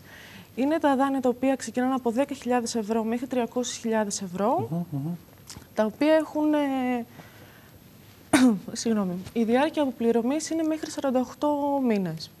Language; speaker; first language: Greek; native; Greek